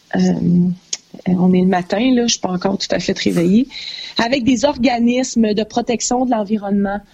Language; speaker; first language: French; native; French